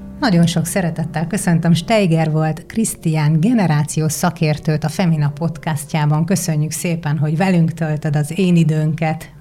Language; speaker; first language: Hungarian; native; Hungarian